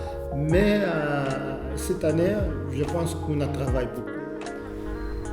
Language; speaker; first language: French; non-native, learner; Arabic